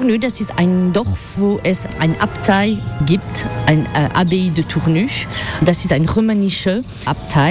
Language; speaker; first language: German; non-native, fluent; French